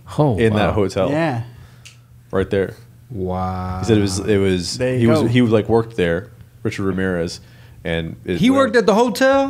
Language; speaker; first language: English; native; English